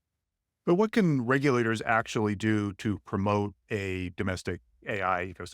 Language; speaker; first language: English; native; English